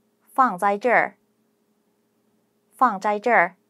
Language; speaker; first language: Chinese; non-native, fluent; Korean